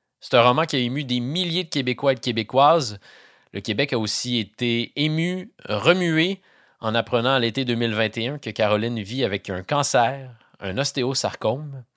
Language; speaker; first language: French; native; French